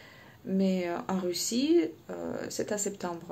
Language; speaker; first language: French; non-native, fluent; Russian